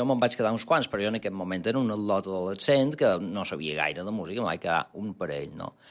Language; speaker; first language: Catalan; non-native, local second language; Spanish